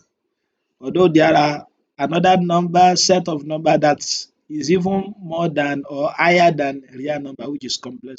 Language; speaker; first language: English; non-native, local second language; Yoruba